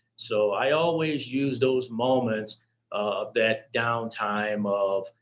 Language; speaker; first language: English; native; English